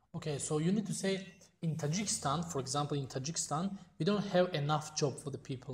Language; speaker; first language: English; non-native, fluent; Tajik